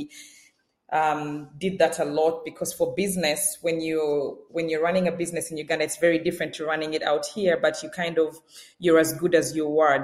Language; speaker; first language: English; non-native, local second language; Ganda